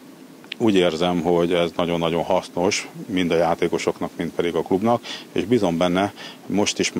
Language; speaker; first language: Hungarian; native; Hungarian